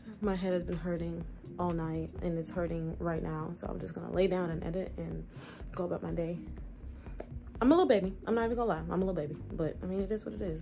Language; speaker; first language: English; native; English